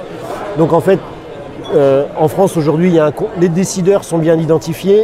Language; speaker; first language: French; native; French